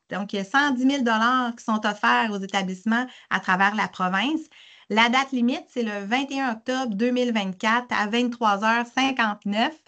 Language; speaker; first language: French; native; French